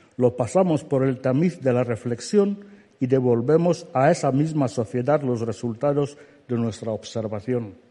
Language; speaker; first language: Spanish; non-native, local second language; Fang